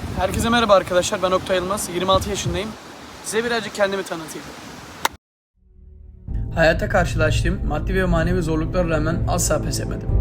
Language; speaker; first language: Turkish; native; Turkish